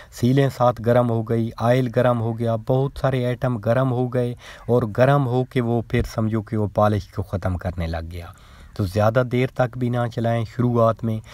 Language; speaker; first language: Urdu; non-native, local second language; Punjabi